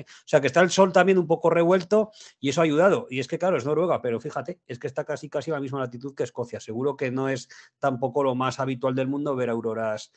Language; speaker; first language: Spanish; native; Spanish